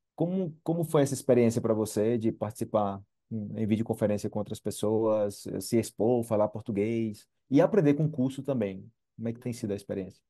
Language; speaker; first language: Portuguese; native; Portuguese